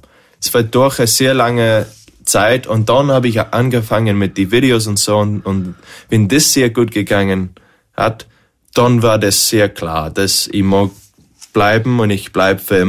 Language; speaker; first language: German; non-native, fluent; English